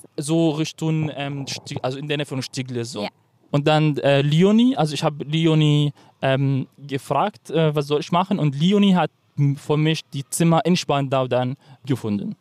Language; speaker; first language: German; non-native, fluent; Arabic